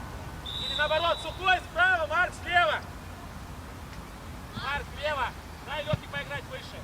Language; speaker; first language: Russian; native; Russian